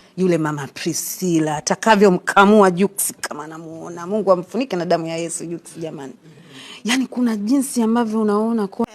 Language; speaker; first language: Swahili; native; Swahili